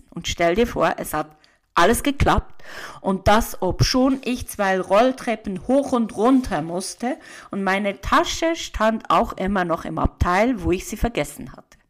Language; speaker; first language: German; native; German